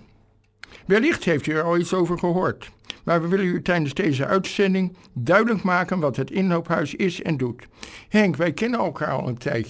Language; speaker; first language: Dutch; native; Dutch